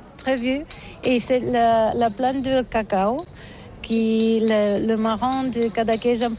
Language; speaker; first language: French; non-native, learner; Catalan